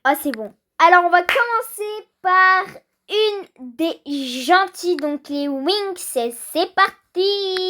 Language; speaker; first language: French; native; French